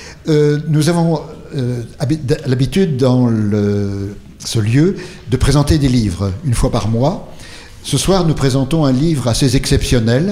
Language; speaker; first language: French; native; French